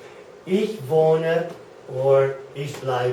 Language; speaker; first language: German; non-native, learner; English